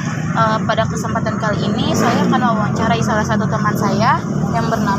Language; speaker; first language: Indonesian; native; Indonesian